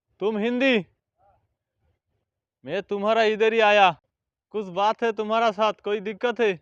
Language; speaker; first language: Hindi; non-native, learner; Bangla